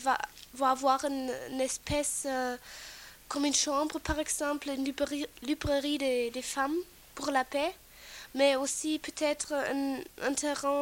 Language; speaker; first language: French; non-native, fluent; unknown